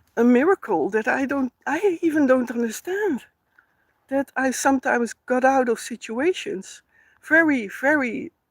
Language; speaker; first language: English; non-native, fluent; Dutch